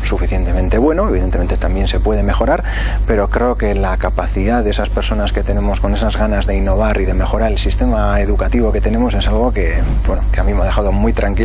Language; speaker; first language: Spanish; native; Spanish